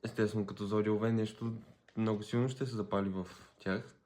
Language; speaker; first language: Bulgarian; native; Bulgarian